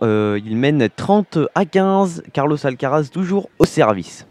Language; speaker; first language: French; native; French